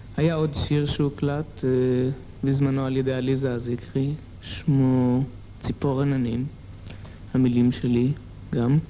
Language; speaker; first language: Hebrew; native; Hebrew